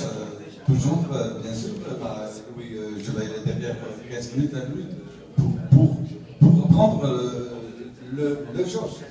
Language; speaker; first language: French; non-native, learner; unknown